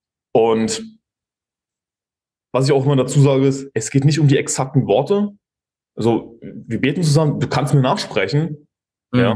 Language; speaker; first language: German; native; German